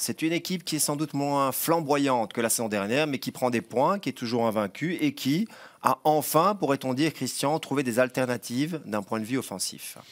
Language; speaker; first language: French; native; French